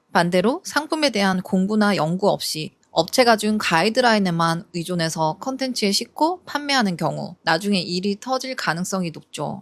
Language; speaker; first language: Korean; native; Korean